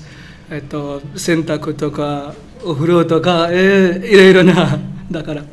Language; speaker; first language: Japanese; non-native, learner; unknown